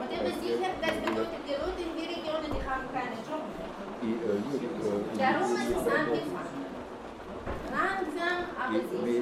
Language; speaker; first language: German; non-native, learner; Russian